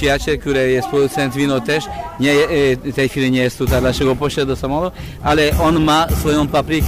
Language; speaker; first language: Polish; non-native, learner; Hungarian